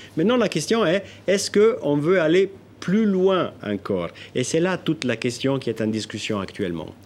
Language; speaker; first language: French; non-native, local second language; Italian